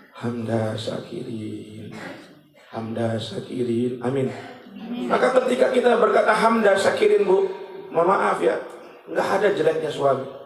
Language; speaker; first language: Indonesian; native; Indonesian